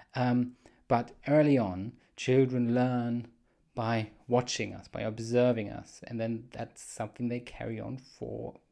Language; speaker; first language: English; non-native, fluent; German